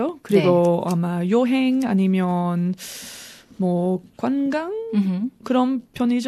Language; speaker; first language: Korean; non-native, learner; English